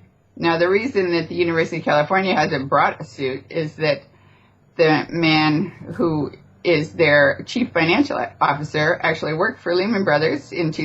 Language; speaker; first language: English; native; English